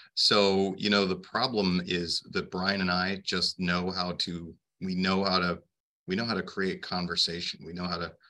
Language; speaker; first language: English; native; English